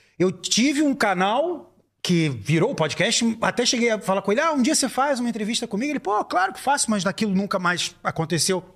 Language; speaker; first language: Portuguese; native; Portuguese